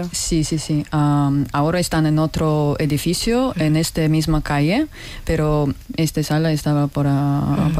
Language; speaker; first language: Spanish; non-native, learner; Russian